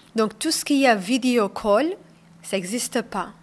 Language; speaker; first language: French; non-native, fluent; Arabic